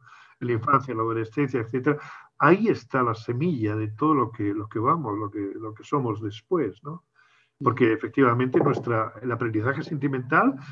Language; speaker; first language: Spanish; native; Spanish